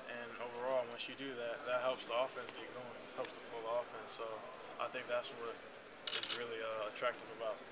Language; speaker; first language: English; native; English